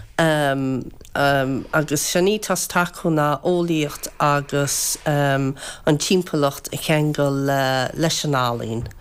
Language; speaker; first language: Irish; native; Irish